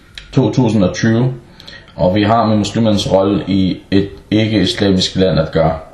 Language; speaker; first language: Danish; non-native, local second language; Arabic